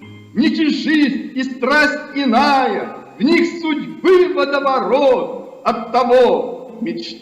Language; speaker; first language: Russian; native; Russian